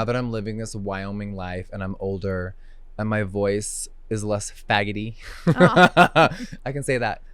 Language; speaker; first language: English; native; English